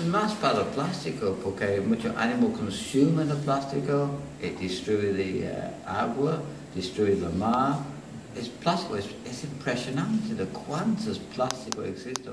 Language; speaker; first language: Spanish; non-native, learner; English